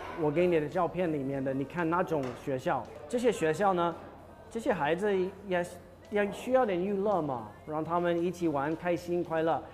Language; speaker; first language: Chinese; non-native, fluent; English